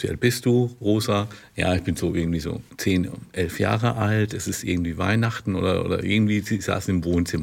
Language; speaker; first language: German; native; German